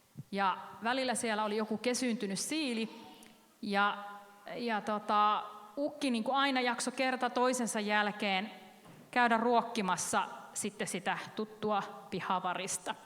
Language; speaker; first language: Finnish; native; Finnish